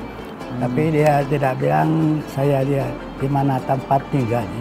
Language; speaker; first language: Indonesian; non-native, learner; Thai